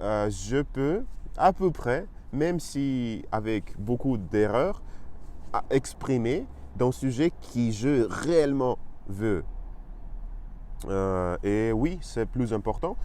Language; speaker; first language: French; non-native, learner; Russian